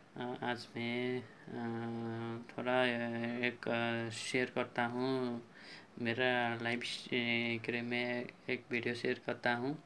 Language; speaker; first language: Hindi; non-native, learner; Nepali